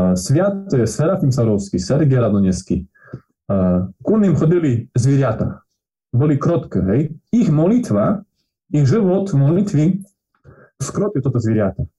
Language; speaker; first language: Slovak; non-native, local second language; Rusyn